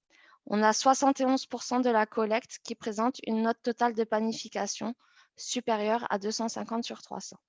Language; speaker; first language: French; native; French